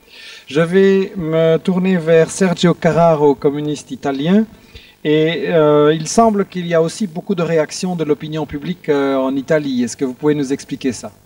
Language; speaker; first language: French; native; French